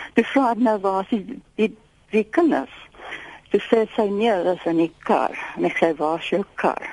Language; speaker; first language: Afrikaans; non-native, local second language; English